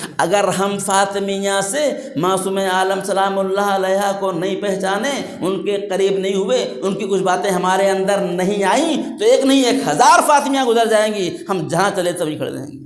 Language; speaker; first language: Urdu; native; Urdu